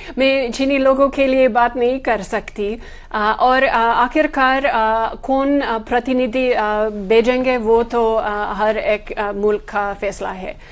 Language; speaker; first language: Hindi; non-native, fluent; English